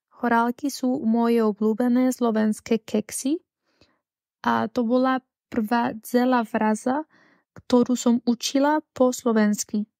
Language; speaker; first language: Slovak; non-native, learner; Spanish